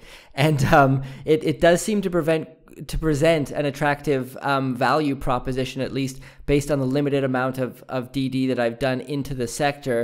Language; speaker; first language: English; native; English